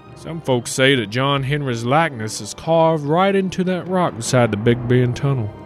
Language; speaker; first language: English; native; English